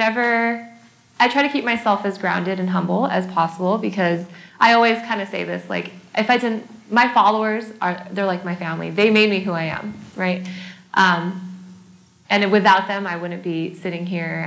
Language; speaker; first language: English; native; English